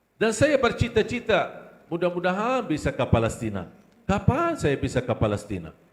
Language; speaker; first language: Malay; non-native, fluent; Arabic